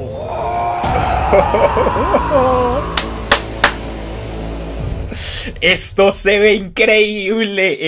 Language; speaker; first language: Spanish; native; Spanish